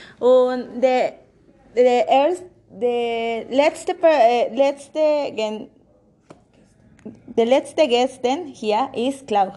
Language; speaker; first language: German; non-native, learner; Spanish